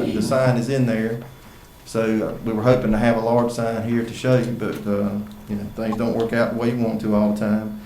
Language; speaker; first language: English; native; English